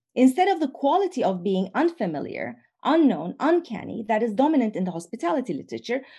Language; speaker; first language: English; non-native, fluent; Turkish